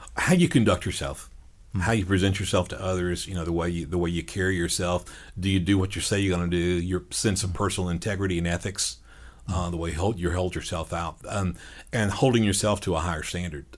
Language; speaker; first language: English; native; English